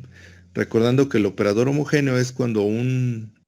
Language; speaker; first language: Spanish; native; Spanish